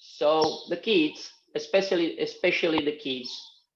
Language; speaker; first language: English; non-native, fluent; Portuguese